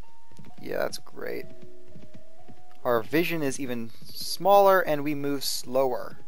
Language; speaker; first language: English; native; English